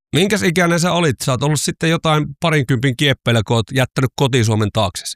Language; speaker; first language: Finnish; native; Finnish